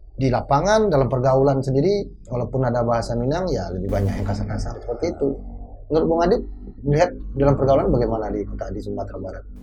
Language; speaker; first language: Indonesian; non-native, local second language; Minangkabau